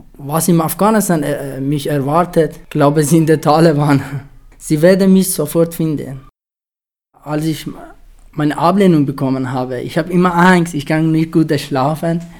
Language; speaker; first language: German; non-native, fluent; Persian